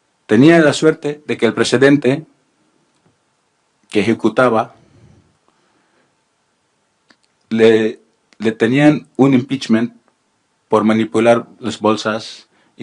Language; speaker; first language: Spanish; non-native, learner; Filipino